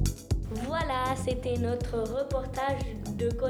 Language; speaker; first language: French; early bilingual, heritage; French